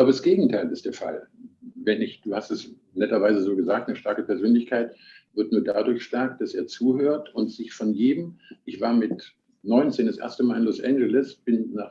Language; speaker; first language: German; native; German